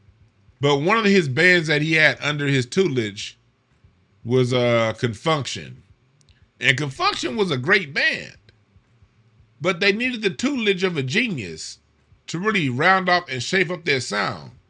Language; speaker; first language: English; native; English